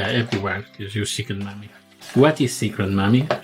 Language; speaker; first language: English; non-native, learner; Spanish